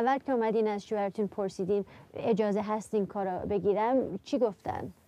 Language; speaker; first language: Persian; early bilingual, heritage; Persian